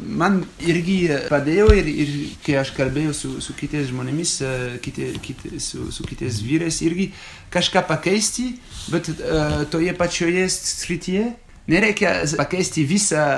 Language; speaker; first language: Lithuanian; non-native, fluent; French